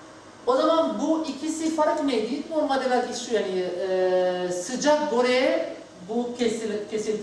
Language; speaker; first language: Turkish; non-native, learner; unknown